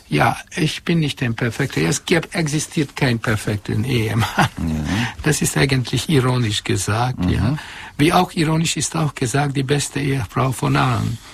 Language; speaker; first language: German; non-native, fluent; Hungarian